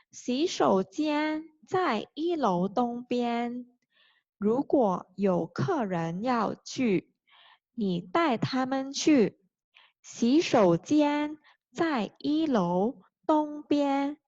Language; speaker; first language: Chinese; non-native, fluent; Thai